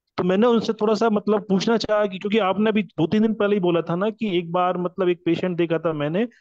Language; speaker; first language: Hindi; non-native, local second language; Marathi